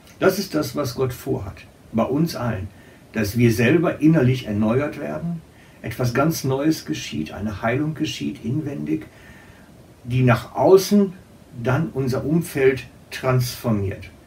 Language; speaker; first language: German; native; German